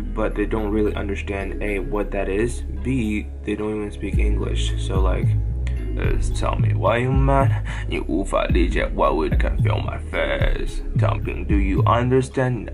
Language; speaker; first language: English; non-native, fluent; Chinese